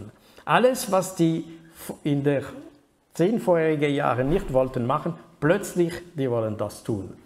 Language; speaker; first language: German; non-native, fluent; French